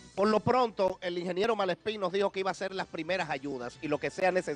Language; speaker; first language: Spanish; native; Spanish